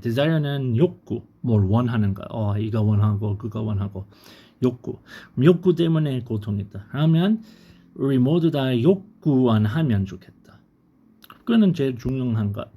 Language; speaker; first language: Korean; non-native, learner; English